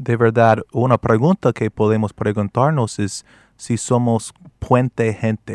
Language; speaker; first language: Spanish; non-native, fluent; English